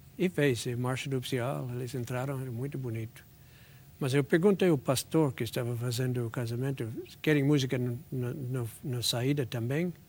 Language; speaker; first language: Portuguese; non-native, fluent; English